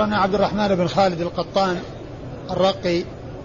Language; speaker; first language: Arabic; native; Arabic